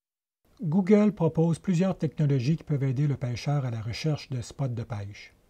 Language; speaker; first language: French; native; French